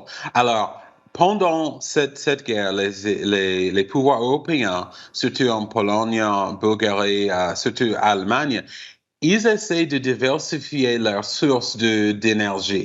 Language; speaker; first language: French; non-native, fluent; English